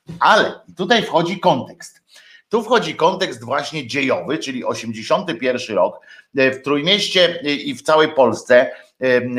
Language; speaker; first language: Polish; native; Polish